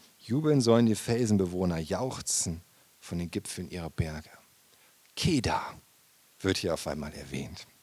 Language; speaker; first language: German; native; German